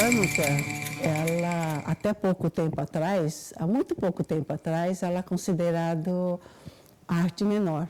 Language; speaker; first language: Portuguese; early bilingual, other home language; Cantonese